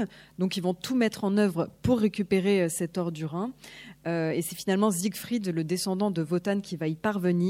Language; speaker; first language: French; native; French